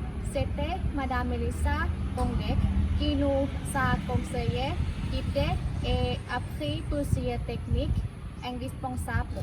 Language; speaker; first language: French; non-native, fluent; Thai